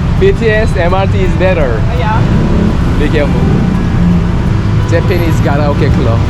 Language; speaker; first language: English; non-native, learner; Korean